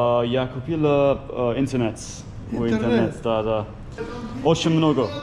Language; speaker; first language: Russian; non-native, learner; English